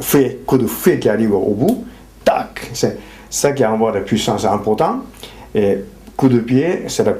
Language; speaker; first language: French; non-native, fluent; Japanese